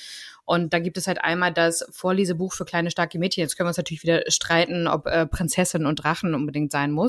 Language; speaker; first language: German; native; German